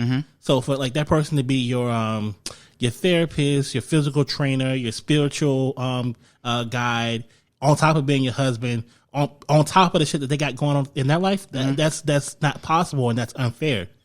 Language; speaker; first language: English; native; English